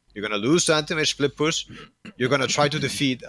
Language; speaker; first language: English; non-native, fluent; Danish